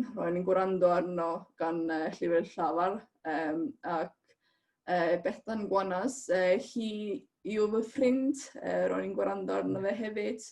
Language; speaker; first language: Welsh; non-native, fluent; Estonian